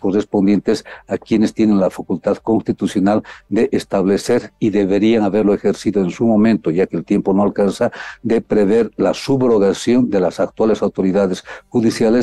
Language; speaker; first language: Spanish; native; Spanish